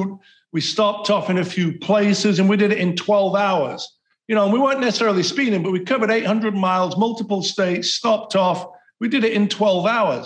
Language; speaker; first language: English; native; English